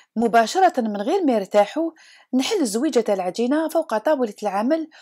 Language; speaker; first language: Arabic; non-native, local second language; Kabyle